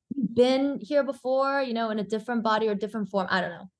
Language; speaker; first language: English; early bilingual, other home language; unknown